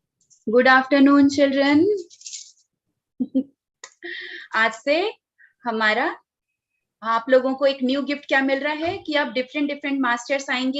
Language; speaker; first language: Hindi; native; Hindi